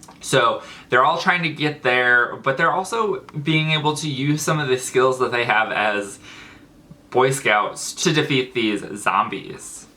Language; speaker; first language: English; native; English